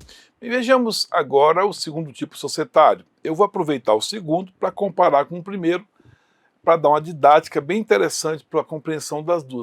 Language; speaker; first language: Portuguese; native; Portuguese